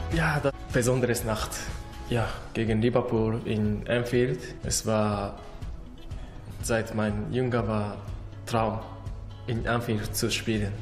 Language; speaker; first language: German; non-native, learner; Japanese